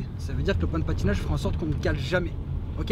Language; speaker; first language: French; native; French